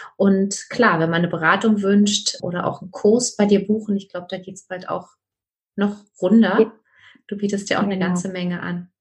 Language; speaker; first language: German; native; German